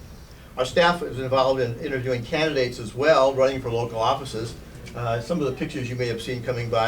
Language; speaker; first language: English; native; English